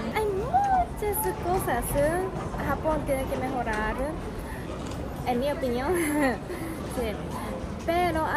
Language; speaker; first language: Spanish; non-native, learner; Japanese